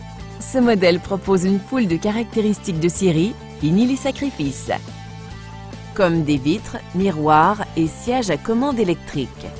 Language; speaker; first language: French; native; French